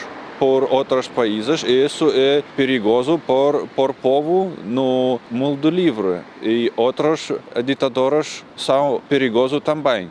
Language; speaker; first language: Portuguese; non-native, learner; Russian